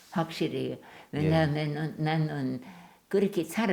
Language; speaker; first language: Korean; non-native, learner; German